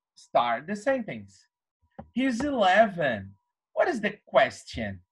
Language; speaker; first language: English; non-native, fluent; Portuguese